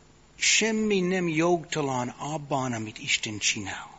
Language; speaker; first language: Hungarian; non-native, fluent; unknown